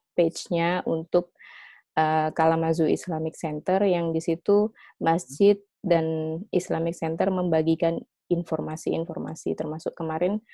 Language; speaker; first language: Indonesian; native; Indonesian